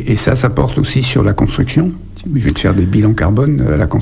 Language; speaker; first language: French; native; French